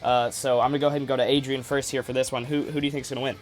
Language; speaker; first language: English; native; English